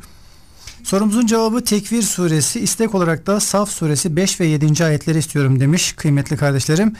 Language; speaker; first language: Turkish; native; Turkish